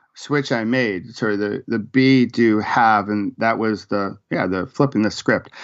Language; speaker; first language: English; native; English